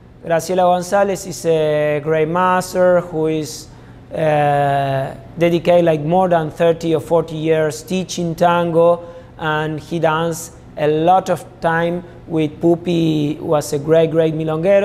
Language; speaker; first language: English; non-native, fluent; Spanish